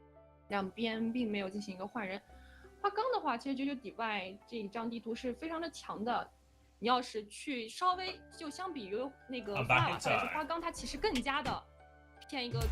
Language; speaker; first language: Chinese; native; Chinese